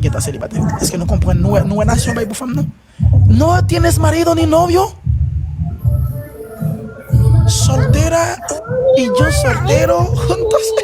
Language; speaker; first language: Spanish; non-native, fluent; Haitian Creole